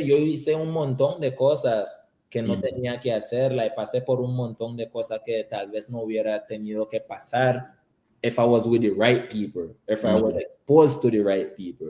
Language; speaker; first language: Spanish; early bilingual, heritage; Spanish